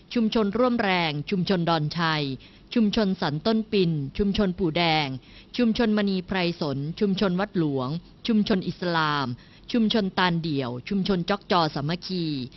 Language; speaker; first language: Thai; native; Thai